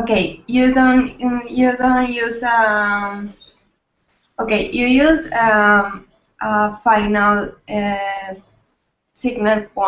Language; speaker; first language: English; non-native, learner; Spanish